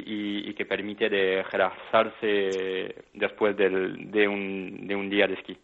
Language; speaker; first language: Spanish; non-native, fluent; French